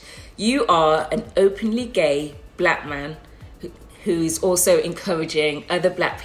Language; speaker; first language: English; native; English